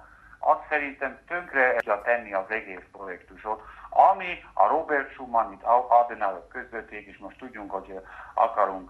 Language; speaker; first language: Hungarian; non-native, fluent; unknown